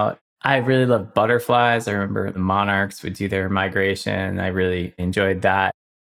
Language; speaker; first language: English; native; English